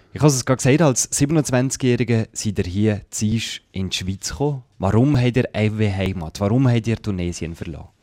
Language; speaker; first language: German; native; German